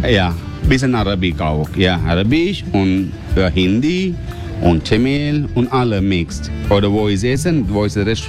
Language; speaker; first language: German; non-native, learner; Sinhala